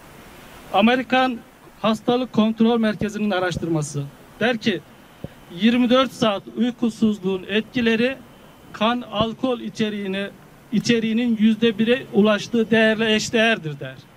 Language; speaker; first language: Turkish; native; Turkish